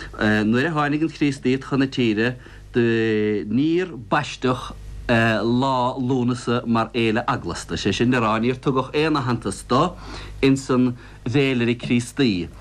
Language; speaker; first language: Irish; native; Irish